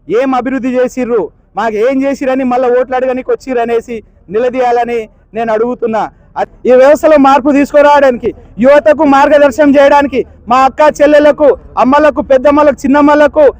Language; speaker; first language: Telugu; native; Telugu